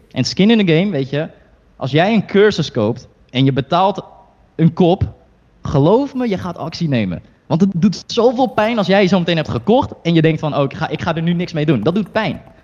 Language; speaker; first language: Dutch; early bilingual, other home language; Chinese